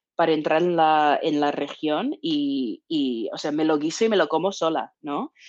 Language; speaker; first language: Spanish; non-native, fluent; English